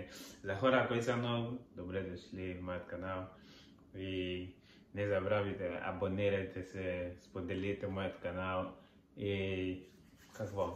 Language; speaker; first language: Bulgarian; non-native, learner; Portuguese